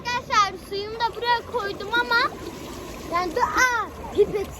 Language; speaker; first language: Turkish; early bilingual, heritage; Turkish